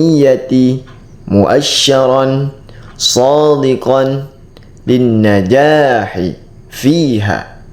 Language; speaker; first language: Arabic; non-native, learner; Indonesian